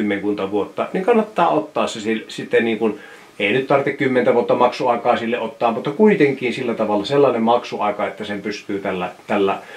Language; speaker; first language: Finnish; native; Finnish